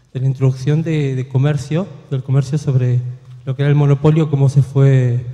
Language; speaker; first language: Spanish; native; Spanish